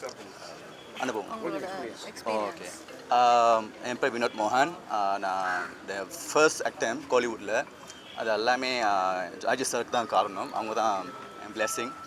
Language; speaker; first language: Tamil; early bilingual, heritage; Tamil